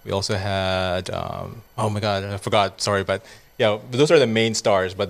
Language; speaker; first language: English; non-native, local second language; Cebuano